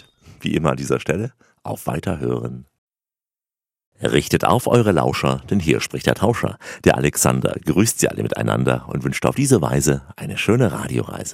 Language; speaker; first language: German; native; German